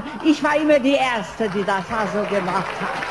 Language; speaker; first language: German; non-native, fluent; Hungarian